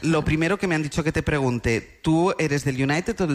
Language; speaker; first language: Spanish; native; Spanish